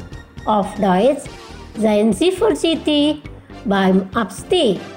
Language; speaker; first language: German; non-native, fluent; Indonesian